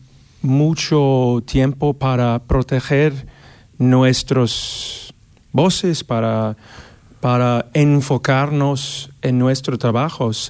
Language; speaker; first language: Spanish; non-native, fluent; English